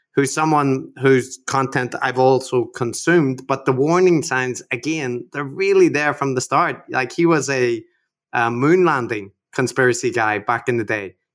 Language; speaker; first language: English; native; English